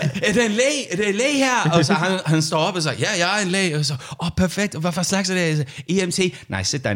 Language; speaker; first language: Danish; non-native, learner; English